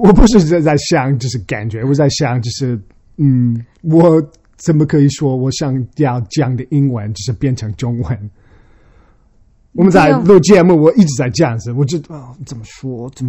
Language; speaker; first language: Chinese; early bilingual, heritage; Chinese